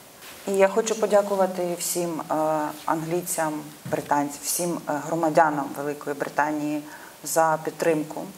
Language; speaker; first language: Ukrainian; non-native, local second language; Russian